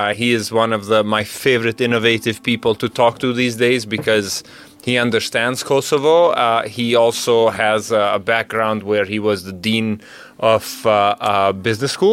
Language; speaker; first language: English; non-native, fluent; Albanian